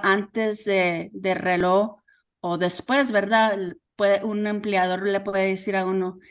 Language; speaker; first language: Spanish; early bilingual, heritage; Spanish